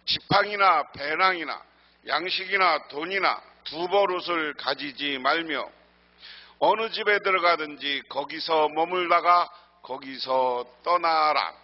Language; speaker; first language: Korean; native; Korean